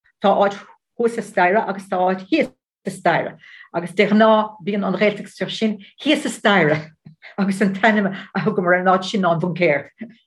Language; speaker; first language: Irish; non-native, learner; Dutch